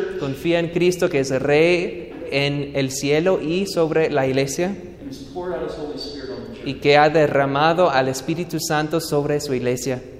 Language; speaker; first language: Spanish; non-native, fluent; English